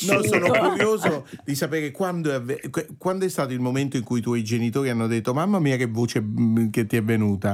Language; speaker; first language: Italian; native; Italian